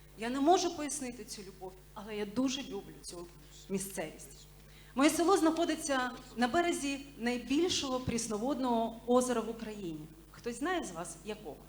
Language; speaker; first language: Ukrainian; non-native, local second language; Bulgarian